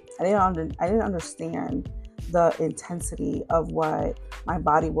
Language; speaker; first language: English; early bilingual, other home language; Spanish